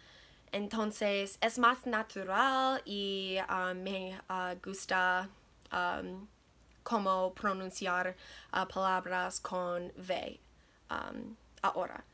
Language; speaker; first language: Spanish; non-native, learner; English